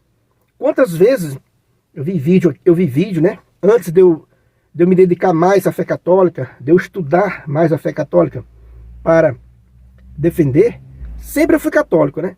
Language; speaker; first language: Portuguese; native; Portuguese